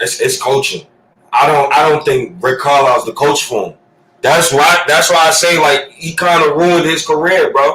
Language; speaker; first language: English; native; English